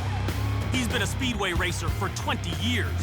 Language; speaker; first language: English; native; English